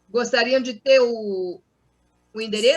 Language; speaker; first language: Portuguese; non-native, fluent; Spanish